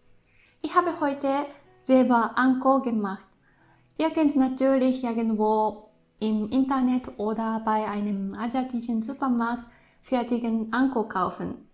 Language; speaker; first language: German; non-native, fluent; Japanese